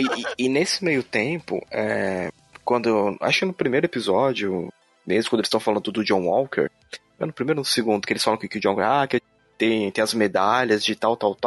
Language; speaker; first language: Portuguese; native; Portuguese